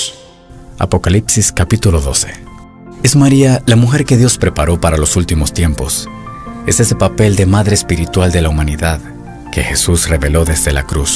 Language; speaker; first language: Spanish; native; Spanish